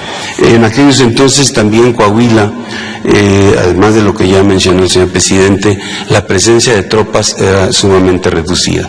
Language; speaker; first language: Spanish; native; Spanish